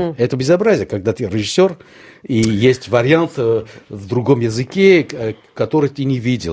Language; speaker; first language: Russian; non-native, local second language; Armenian